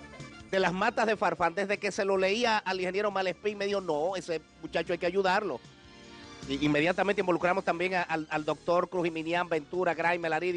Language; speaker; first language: Spanish; native; Spanish